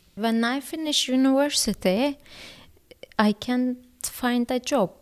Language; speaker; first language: English; non-native, learner; Turkish